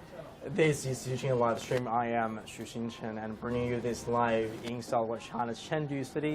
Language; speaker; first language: English; non-native, fluent; Chinese